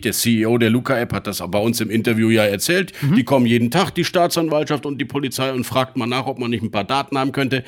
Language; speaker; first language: German; native; German